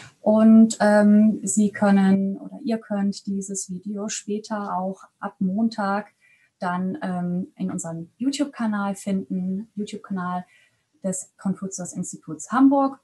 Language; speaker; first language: German; native; German